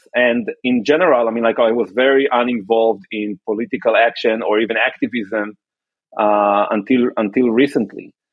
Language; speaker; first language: English; non-native, fluent; Hebrew